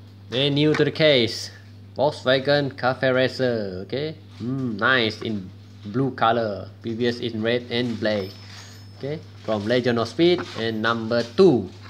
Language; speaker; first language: English; non-native, local second language; Malay